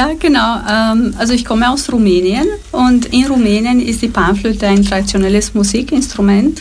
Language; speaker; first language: German; non-native, fluent; Romanian